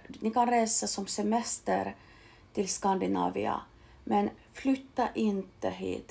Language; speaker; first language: Swedish; non-native, local second language; Finnish